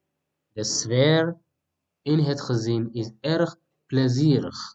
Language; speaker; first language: Dutch; non-native, fluent; Tigrinya